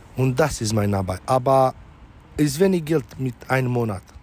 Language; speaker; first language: German; non-native, learner; Romanian